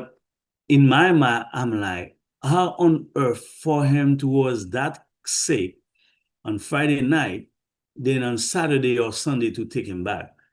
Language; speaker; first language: English; non-native, fluent; Haitian Creole